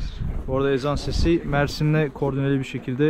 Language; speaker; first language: Turkish; native; Turkish